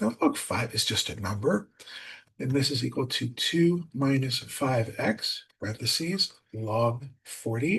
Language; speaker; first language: English; native; English